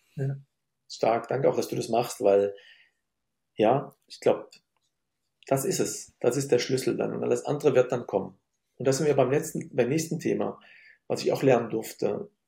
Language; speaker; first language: German; early bilingual, other home language; Arabic